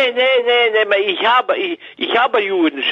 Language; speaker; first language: German; non-native, learner; French